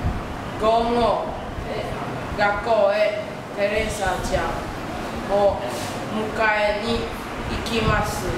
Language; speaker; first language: Japanese; non-native, learner; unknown